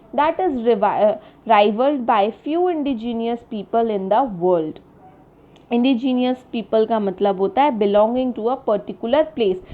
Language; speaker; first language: Hindi; native; Hindi